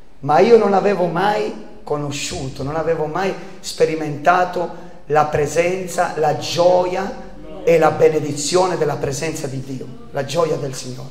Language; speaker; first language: Italian; non-native, fluent; Spanish